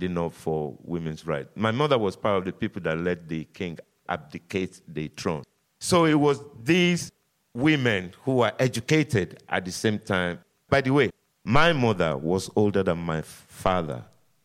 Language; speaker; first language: English; non-native, local second language; Yoruba